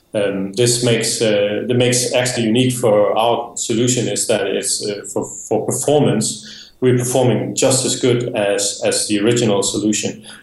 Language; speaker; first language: English; non-native, fluent; Danish